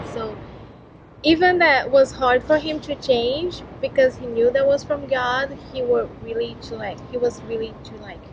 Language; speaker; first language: English; non-native, fluent; Portuguese